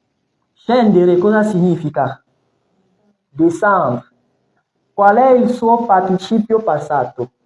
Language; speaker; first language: Italian; non-native, fluent; French